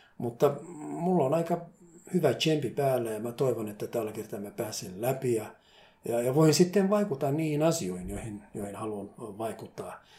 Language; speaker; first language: Finnish; non-native, fluent; Somali